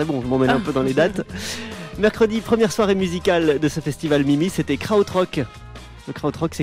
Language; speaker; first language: French; native; French